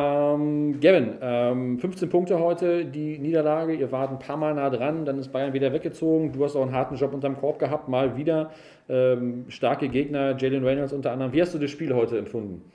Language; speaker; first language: German; native; German